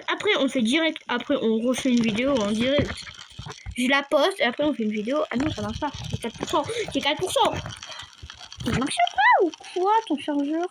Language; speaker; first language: French; native; French